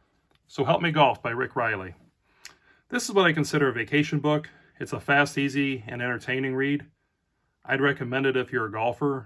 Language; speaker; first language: English; native; English